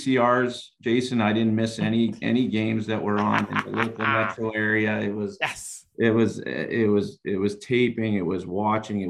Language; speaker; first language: English; native; English